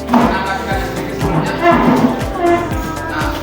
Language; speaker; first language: Indonesian; native; Indonesian